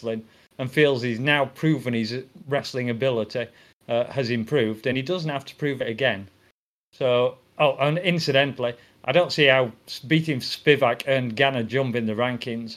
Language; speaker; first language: English; native; English